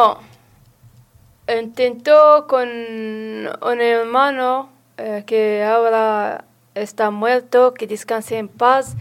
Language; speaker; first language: Spanish; non-native, learner; Arabic